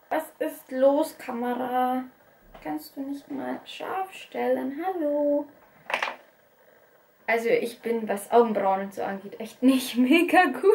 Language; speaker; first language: German; early bilingual, other home language; Russian